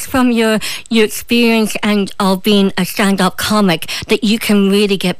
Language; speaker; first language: English; native; English